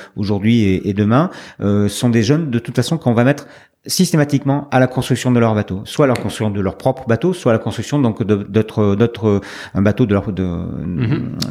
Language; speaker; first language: French; native; French